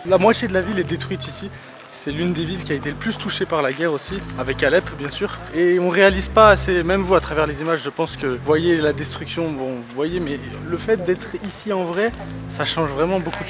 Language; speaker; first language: French; native; French